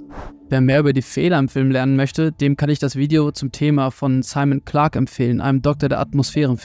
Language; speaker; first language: German; native; German